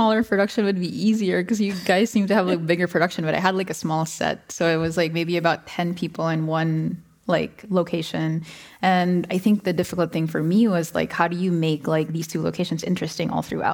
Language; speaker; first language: English; non-native, local second language; Filipino